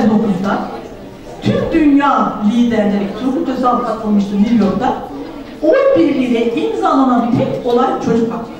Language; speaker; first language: Turkish; native; Turkish